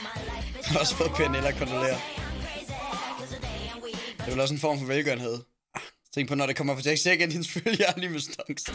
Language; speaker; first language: Danish; native; Danish